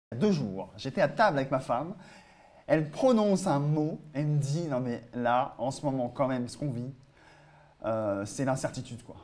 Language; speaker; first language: French; native; French